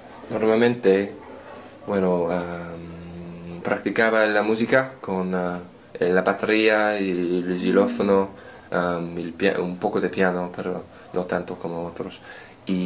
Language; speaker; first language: Spanish; non-native, learner; English